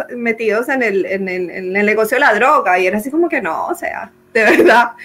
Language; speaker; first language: Spanish; native; Spanish